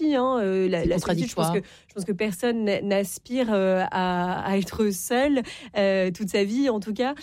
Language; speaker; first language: French; native; French